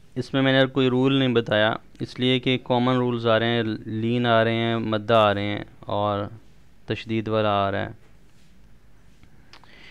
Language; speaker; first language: Urdu; non-native, local second language; Punjabi